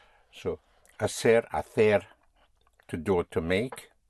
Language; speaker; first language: Spanish; non-native, fluent; English